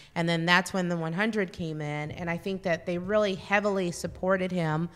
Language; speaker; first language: English; native; English